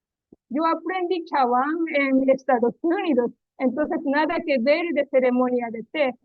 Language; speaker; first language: Spanish; non-native, learner; Japanese